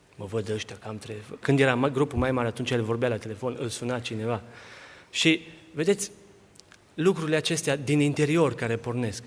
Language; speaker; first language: Romanian; native; Romanian